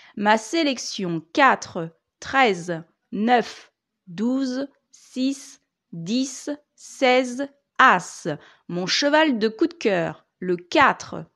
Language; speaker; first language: French; native; French